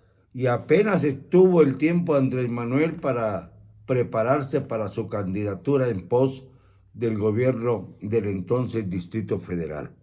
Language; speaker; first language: Spanish; native; Spanish